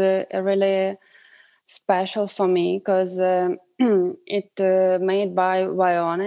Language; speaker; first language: English; non-native, fluent; Ukrainian